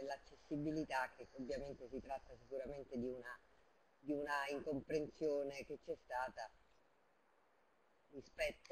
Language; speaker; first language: Italian; native; Italian